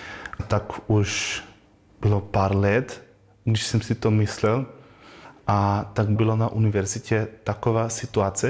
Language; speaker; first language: Czech; non-native, fluent; Croatian